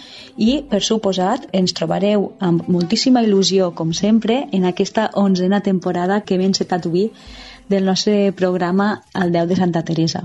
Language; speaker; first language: Catalan; native; Catalan